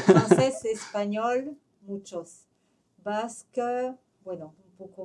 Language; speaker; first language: Spanish; non-native, local second language; French